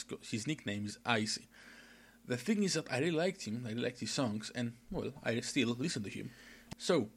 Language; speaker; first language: English; non-native, fluent; Greek